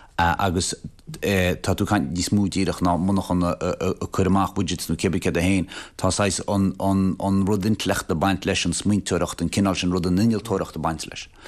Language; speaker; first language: Irish; native; Irish